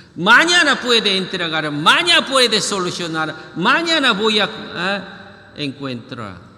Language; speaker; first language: Spanish; non-native, learner; Korean